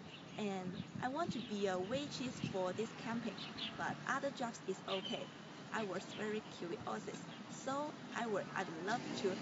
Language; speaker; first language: English; non-native, learner; Chinese